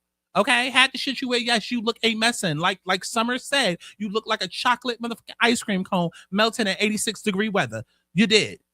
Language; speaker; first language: English; native; English